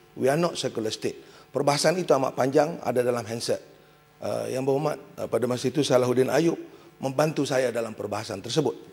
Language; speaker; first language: Malay; native; Malay